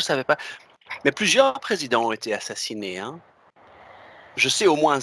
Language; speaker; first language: French; native; French